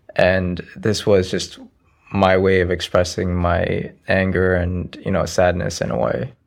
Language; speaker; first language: English; early bilingual, other home language; Arabic